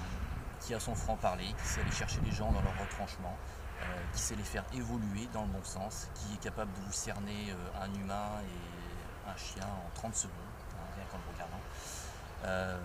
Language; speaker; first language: French; native; French